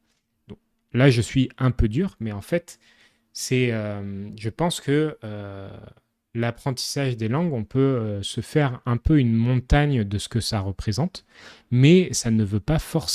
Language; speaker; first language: French; native; French